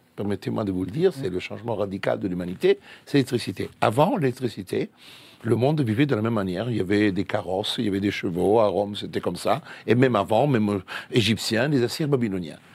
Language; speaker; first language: French; non-native, fluent; Italian